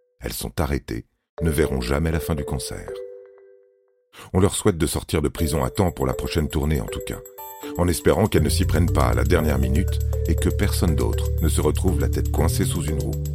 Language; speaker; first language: French; native; French